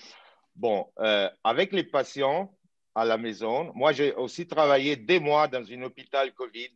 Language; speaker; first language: French; non-native, fluent; Italian